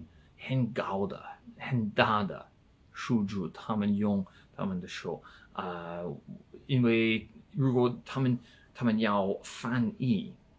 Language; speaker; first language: Chinese; non-native, learner; English